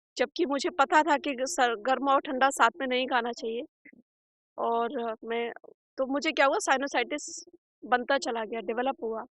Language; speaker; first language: Hindi; native; Hindi